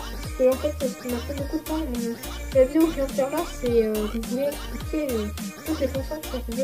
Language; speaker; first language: French; native; French